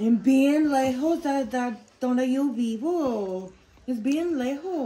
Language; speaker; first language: Spanish; non-native, learner; English